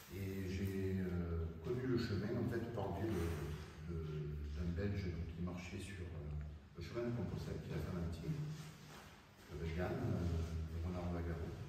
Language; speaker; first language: French; native; French